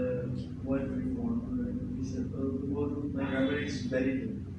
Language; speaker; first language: English; non-native, learner; Urdu